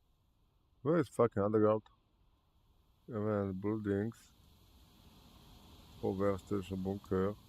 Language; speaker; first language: English; non-native, learner; Slovak